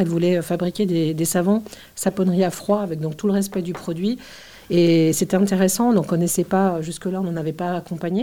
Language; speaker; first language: French; native; French